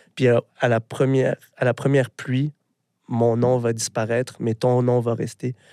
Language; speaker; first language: French; early bilingual, other home language; Arabic